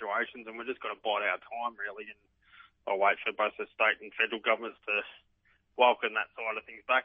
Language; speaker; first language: English; native; English